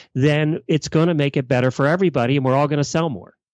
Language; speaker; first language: English; native; English